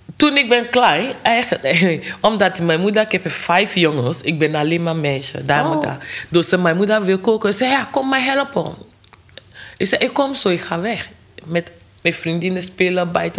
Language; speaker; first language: Dutch; non-native, learner; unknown